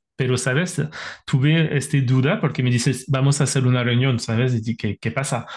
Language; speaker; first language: Spanish; non-native, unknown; French